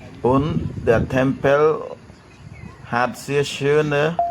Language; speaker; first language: German; non-native, learner; Khmer